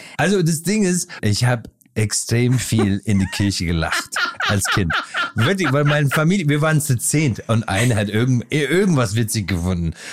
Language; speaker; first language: German; non-native, fluent; English